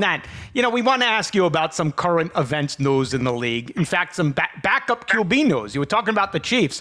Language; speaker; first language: English; native; English